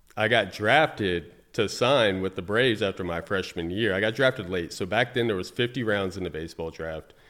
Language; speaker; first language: English; native; English